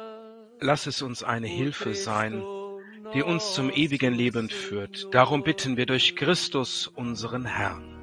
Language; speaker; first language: German; native; German